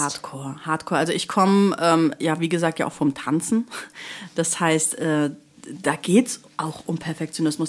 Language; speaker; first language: German; native; German